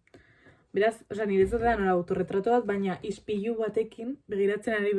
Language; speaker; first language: Basque; non-native, local second language; Spanish